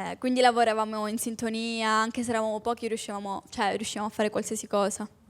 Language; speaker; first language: Italian; native; Italian